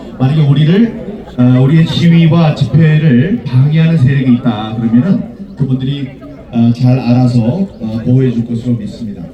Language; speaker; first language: Korean; native; Korean